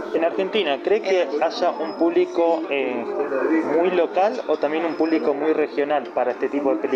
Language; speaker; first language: Spanish; native; Spanish